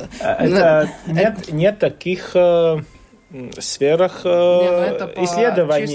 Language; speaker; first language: Russian; non-native, local second language; Latvian